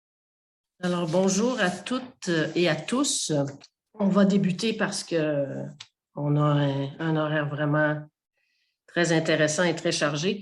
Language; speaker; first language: French; native; French